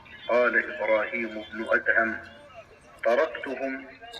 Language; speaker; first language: Arabic; native; Arabic